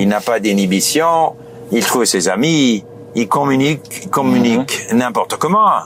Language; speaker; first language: French; non-native, fluent; English